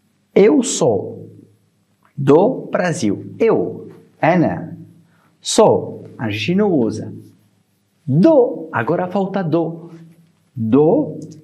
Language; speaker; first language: Portuguese; non-native, fluent; Arabic